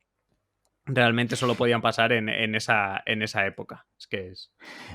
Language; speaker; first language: Spanish; native; Spanish